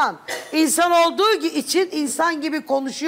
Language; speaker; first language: Turkish; native; Turkish